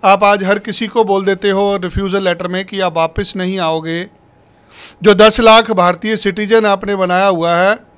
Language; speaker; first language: Hindi; native; Hindi